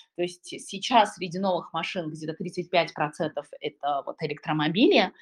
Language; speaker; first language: Russian; non-native, fluent; Chinese